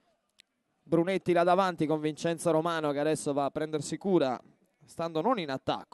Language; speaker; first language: Italian; native; Italian